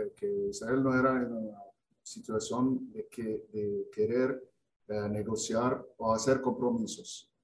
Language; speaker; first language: Spanish; non-native, fluent; Arabic